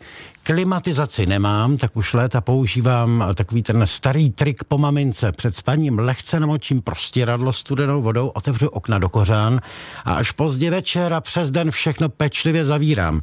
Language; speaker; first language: Czech; native; Czech